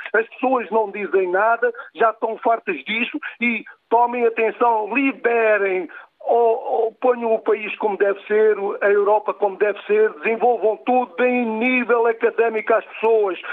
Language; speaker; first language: Portuguese; native; Portuguese